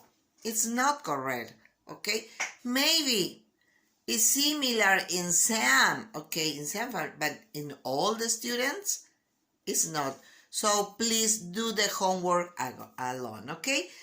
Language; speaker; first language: English; non-native, learner; Spanish